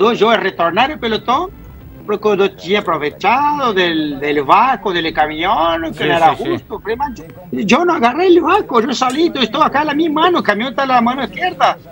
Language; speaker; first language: Spanish; non-native, learner; Portuguese